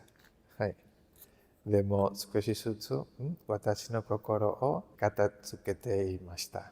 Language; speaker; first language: Japanese; non-native, learner; Spanish